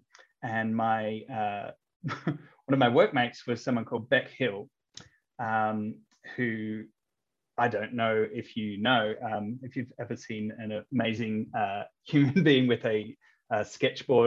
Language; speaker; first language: English; native; English